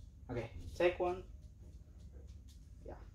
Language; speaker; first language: English; non-native, learner; Indonesian